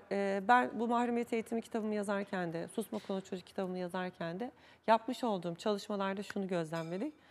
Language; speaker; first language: Turkish; native; Turkish